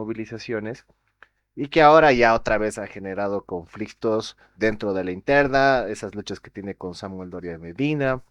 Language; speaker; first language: Spanish; native; Spanish